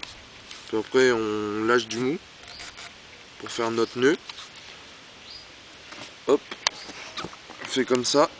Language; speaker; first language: French; native; French